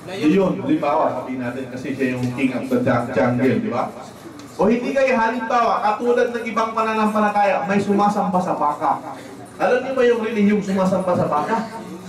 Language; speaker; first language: Filipino; non-native, local second language; Waray